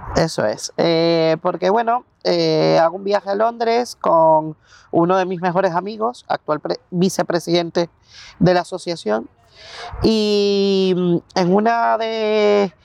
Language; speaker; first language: Spanish; native; Spanish